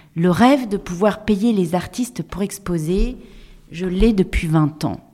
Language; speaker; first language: French; native; French